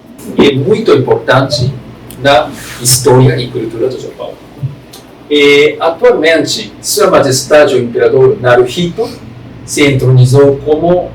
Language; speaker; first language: Portuguese; non-native, fluent; Japanese